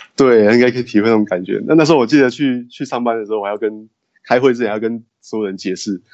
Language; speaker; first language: Chinese; native; Chinese